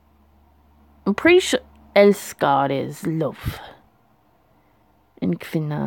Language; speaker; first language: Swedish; non-native, learner; English